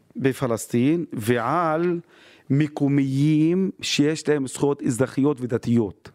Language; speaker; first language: Hebrew; non-native, local second language; Arabic